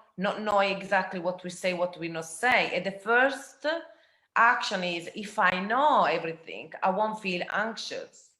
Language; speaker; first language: English; non-native, fluent; Italian